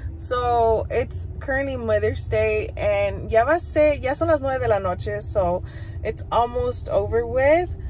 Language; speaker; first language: English; early bilingual, other home language; Spanish